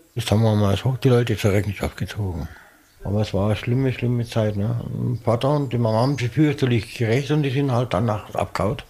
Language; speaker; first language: German; native; German